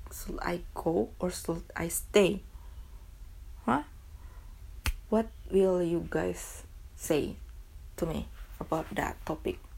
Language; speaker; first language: English; non-native, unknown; Indonesian